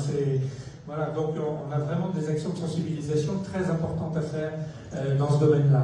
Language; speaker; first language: French; native; French